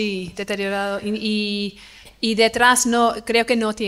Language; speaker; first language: Spanish; non-native, fluent; English